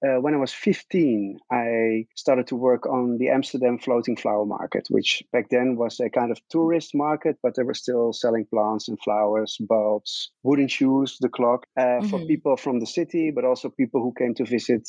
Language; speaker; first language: English; non-native, fluent; Dutch